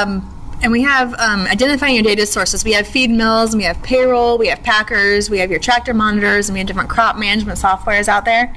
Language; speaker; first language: English; native; English